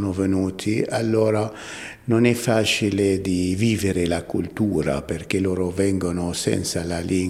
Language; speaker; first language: Italian; non-native, fluent; Arabic